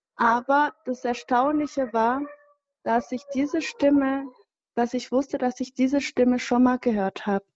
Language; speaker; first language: German; non-native, fluent; Kinyarwanda